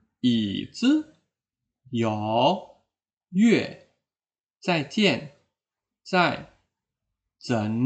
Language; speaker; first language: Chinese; non-native, fluent; Indonesian